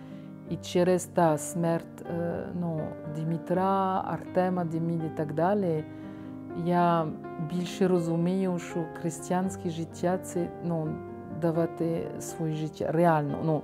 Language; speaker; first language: Ukrainian; non-native, fluent; French